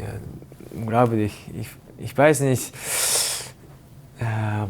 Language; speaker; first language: German; non-native, learner; Japanese